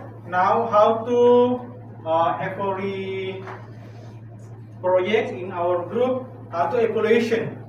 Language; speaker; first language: English; non-native, learner; Indonesian